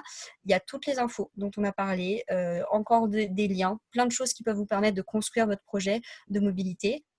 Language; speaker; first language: French; native; French